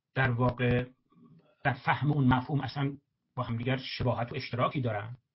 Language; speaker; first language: Persian; native; Persian